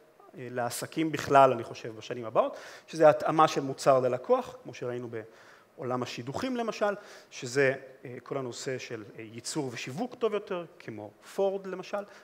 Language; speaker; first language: Hebrew; native; Hebrew